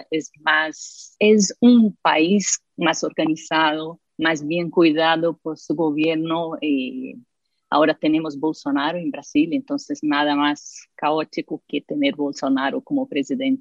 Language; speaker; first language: Spanish; non-native, fluent; Portuguese